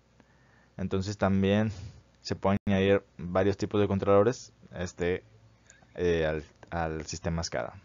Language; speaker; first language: Spanish; native; Spanish